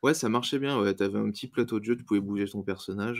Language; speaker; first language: French; native; French